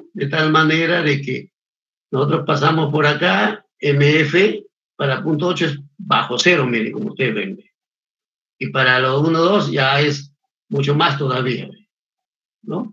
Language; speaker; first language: Spanish; native; Spanish